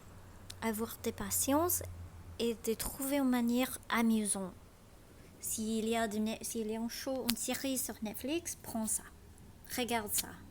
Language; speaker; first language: French; non-native, fluent; Spanish